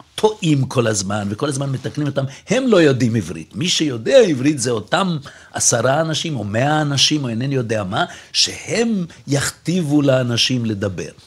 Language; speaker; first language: Hebrew; native; Hebrew